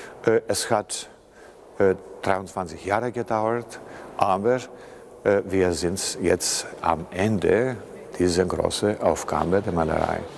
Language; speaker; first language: German; non-native, fluent; Greek